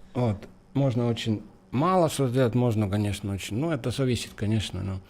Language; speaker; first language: Russian; non-native, fluent; Estonian